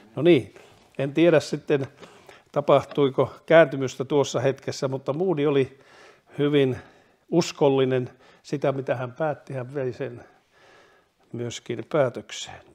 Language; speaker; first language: Finnish; native; Finnish